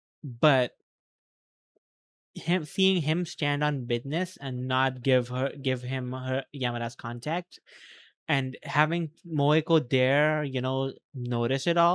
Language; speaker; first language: English; native; English